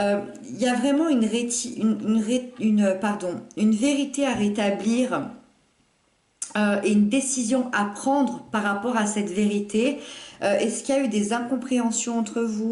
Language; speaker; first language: French; native; French